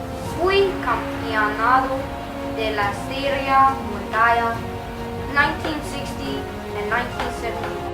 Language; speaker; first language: Spanish; non-native, learner; English